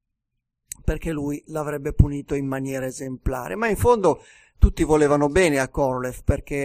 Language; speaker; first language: Italian; native; Italian